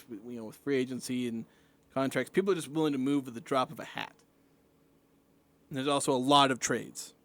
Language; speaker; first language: English; native; English